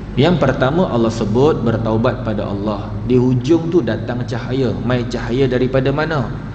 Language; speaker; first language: Malay; native; Malay